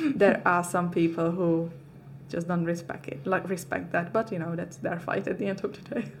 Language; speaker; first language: English; non-native, fluent; Czech